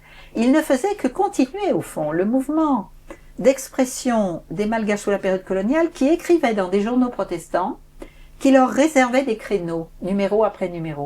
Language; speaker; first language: French; native; French